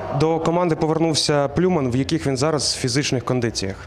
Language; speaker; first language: Ukrainian; native; Ukrainian